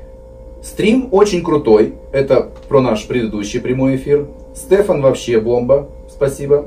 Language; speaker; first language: Russian; native; Russian